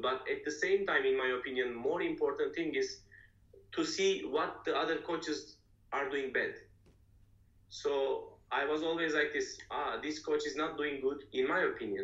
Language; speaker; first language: English; non-native, fluent; Turkish